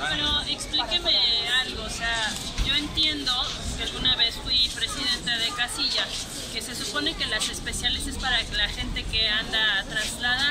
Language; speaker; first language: Spanish; native; Spanish